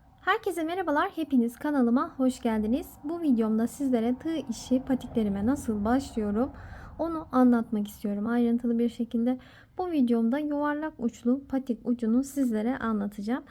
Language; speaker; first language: Turkish; native; Turkish